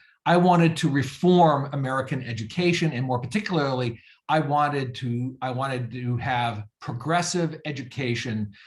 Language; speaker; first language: English; native; English